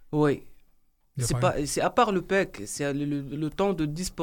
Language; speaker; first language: French; non-native, learner; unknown